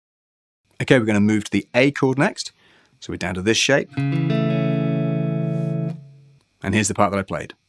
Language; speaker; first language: English; native; English